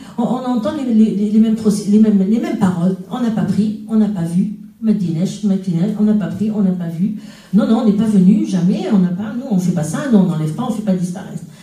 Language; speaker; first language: French; non-native, local second language; Arabic